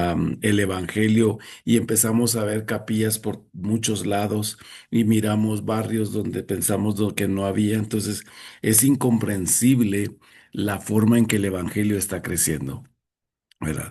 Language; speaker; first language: Spanish; native; Spanish